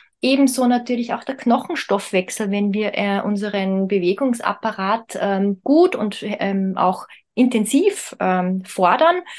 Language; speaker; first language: German; native; German